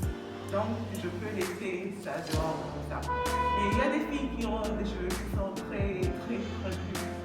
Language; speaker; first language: French; non-native, local second language; Kinyarwanda